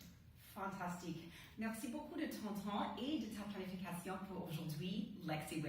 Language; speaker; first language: French; non-native, fluent; English